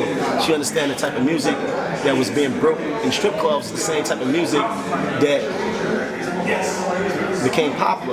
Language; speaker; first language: English; native; English